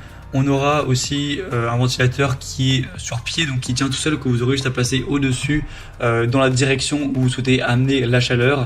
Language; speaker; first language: French; native; French